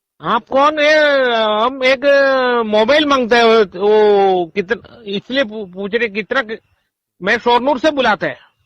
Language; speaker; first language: Hindi; non-native, local second language; Malayalam